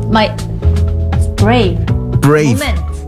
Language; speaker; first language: English; non-native, learner; Korean